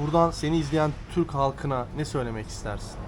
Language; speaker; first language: Turkish; native; Turkish